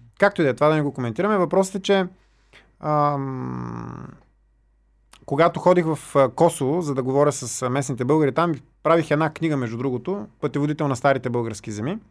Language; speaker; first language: Bulgarian; native; Bulgarian